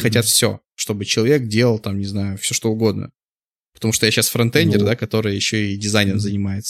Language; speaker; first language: Russian; native; Russian